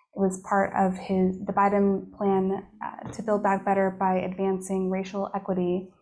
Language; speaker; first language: English; native; English